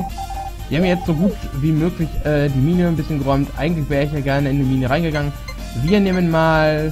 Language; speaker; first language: German; native; German